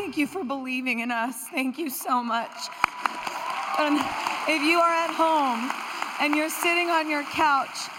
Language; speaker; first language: English; native; English